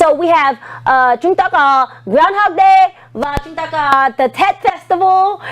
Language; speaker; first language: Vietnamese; non-native, learner; English